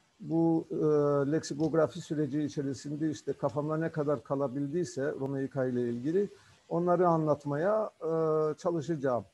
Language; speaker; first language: Turkish; non-native, local second language; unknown